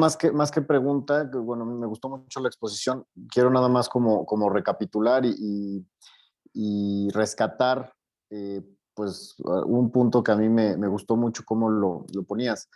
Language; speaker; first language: Spanish; native; Spanish